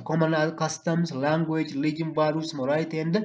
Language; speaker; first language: English; non-native, local second language; Amharic